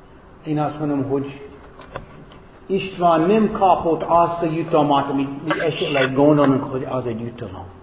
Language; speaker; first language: Hungarian; non-native, fluent; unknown